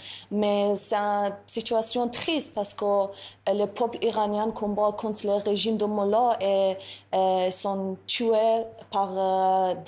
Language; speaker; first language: French; non-native, learner; Persian